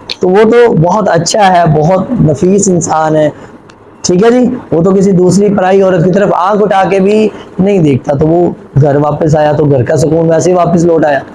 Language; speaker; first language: Urdu; non-native, local second language; Punjabi